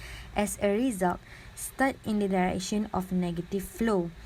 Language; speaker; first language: English; non-native, local second language; Malay